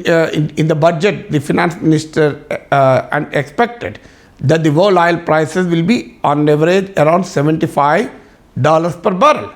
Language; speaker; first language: English; non-native, local second language; Telugu